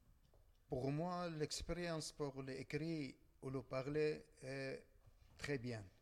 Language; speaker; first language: French; non-native, learner; Bangla